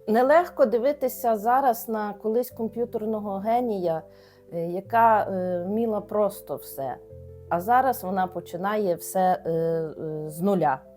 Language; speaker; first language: Ukrainian; native; Ukrainian